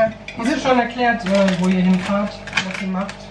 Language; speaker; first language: German; native; German